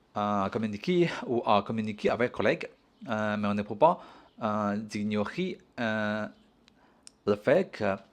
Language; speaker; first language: French; non-native, learner; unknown